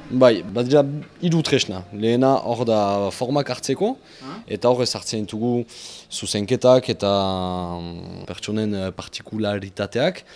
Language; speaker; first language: Basque; native; Basque